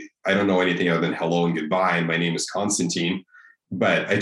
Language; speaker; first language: English; non-native, fluent; Russian